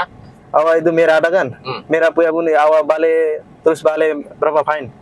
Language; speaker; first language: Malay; non-native, learner; Nepali